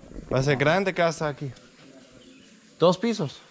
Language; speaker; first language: Spanish; non-native, learner; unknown